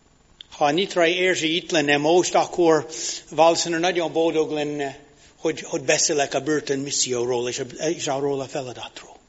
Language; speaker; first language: Hungarian; non-native, fluent; English